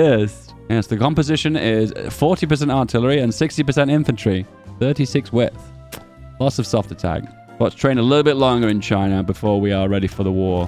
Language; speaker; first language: English; native; English